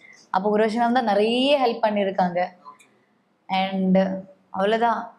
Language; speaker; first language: Tamil; non-native, learner; Malayalam